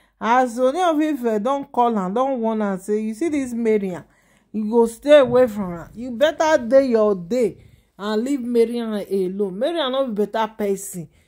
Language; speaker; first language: Nigerian Pidgin; non-native, local second language; Yoruba